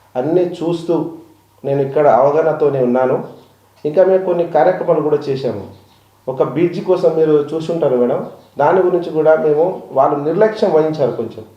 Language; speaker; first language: Telugu; non-native, local second language; Lambadi